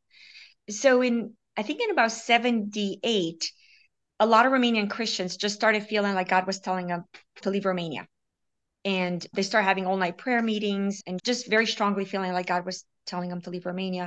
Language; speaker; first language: English; early bilingual, other home language; Romanian